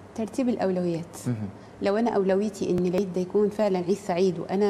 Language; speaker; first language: Arabic; native; Arabic